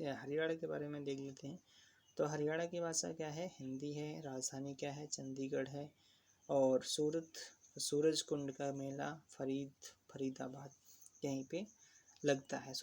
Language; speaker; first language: Hindi; native; Hindi